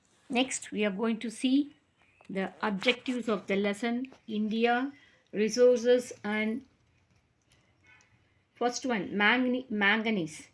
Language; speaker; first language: English; non-native, local second language; Tamil